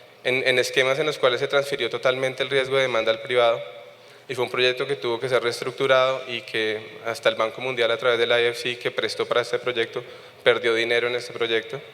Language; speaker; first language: Spanish; native; Spanish